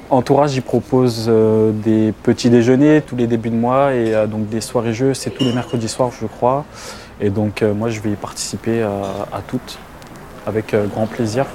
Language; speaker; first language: French; native; French